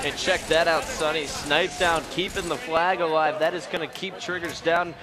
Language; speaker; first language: English; native; English